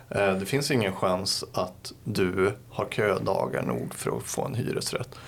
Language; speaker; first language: Swedish; native; Swedish